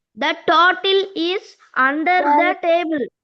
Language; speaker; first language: English; non-native, learner; Tamil